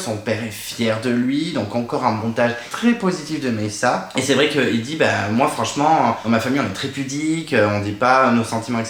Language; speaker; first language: French; native; French